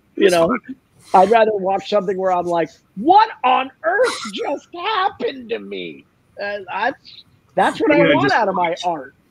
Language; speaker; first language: English; native; English